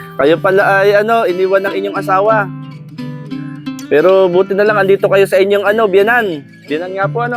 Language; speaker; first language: Filipino; native; Filipino